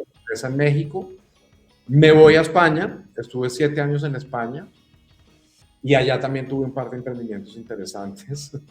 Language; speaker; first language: Spanish; native; Spanish